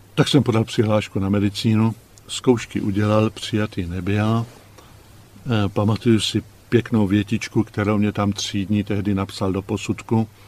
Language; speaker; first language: Czech; native; Czech